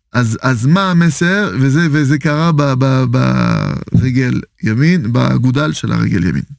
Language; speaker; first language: Hebrew; non-native, fluent; French